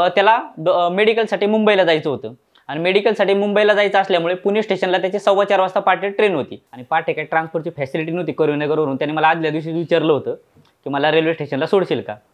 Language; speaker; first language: Marathi; native; Marathi